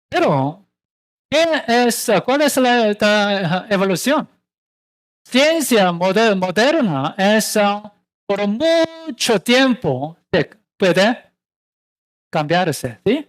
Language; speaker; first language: Spanish; non-native, learner; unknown